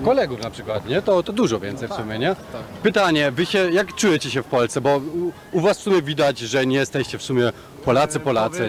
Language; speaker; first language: Polish; non-native, learner; German